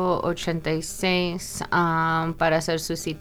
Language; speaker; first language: Spanish; early bilingual, other home language; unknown